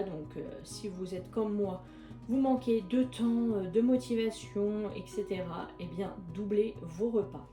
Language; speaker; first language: French; native; French